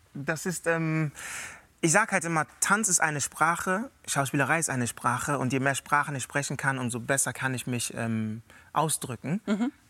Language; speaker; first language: German; native; German